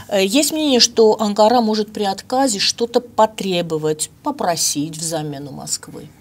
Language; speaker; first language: Russian; non-native, local second language; Armenian